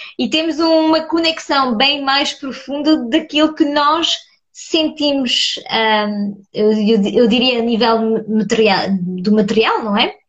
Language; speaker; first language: Portuguese; early bilingual, heritage; Portuguese